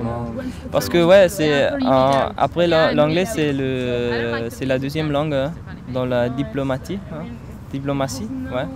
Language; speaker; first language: French; non-native, fluent; German